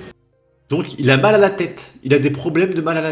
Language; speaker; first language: French; native; French